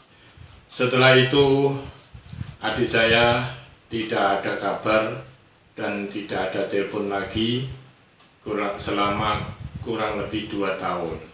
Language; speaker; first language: Indonesian; non-native, local second language; Javanese